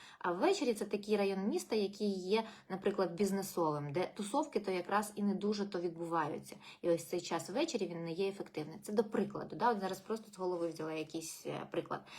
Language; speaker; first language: Ukrainian; non-native, local second language; Russian